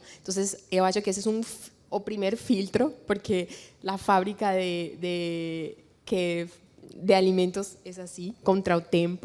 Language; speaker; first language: Portuguese; non-native, fluent; Spanish